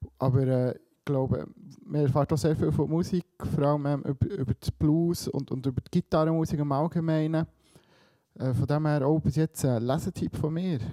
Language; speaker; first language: German; early bilingual, other home language; Swiss German